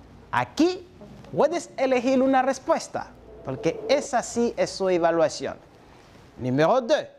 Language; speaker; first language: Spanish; non-native, fluent; French